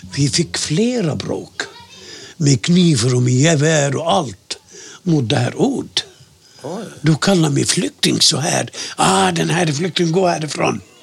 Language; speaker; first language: Swedish; non-native, fluent; Arabic